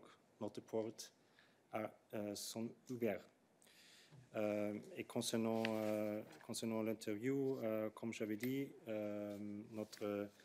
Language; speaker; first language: French; non-native, fluent; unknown